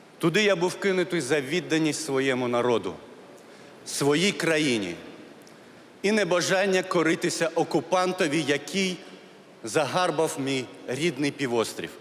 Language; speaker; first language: Ukrainian; non-native, local second language; Crimean Tatar